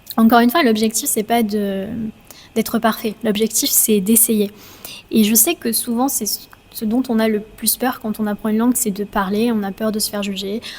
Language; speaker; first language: French; native; French